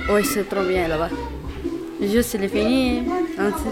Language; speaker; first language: French; non-native, learner; Romanian